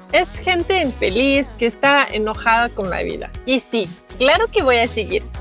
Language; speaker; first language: Spanish; non-native, fluent; Russian